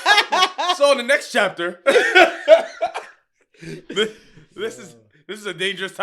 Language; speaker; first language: English; native; English